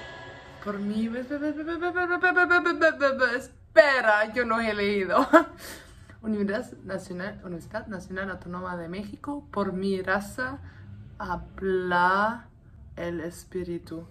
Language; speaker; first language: Spanish; non-native, fluent; German